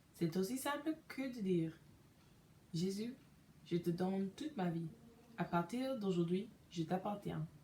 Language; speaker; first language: French; non-native, local second language; English